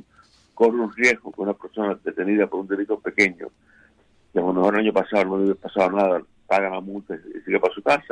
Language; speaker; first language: Spanish; native; Spanish